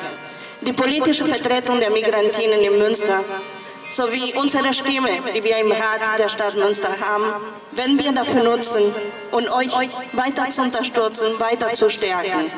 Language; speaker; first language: German; non-native, fluent; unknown